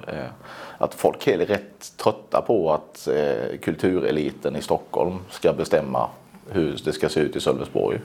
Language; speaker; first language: Swedish; native; Swedish